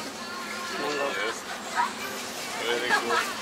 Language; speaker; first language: English; non-native, learner; Russian